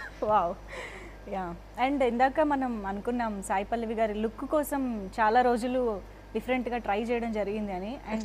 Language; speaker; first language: Telugu; native; Telugu